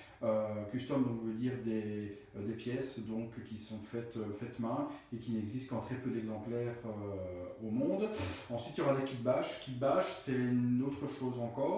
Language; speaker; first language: French; native; French